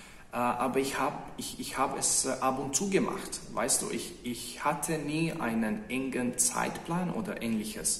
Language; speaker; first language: German; non-native, fluent; Hungarian